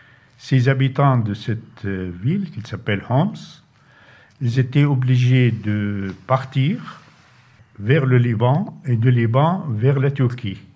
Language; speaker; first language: French; non-native, fluent; Arabic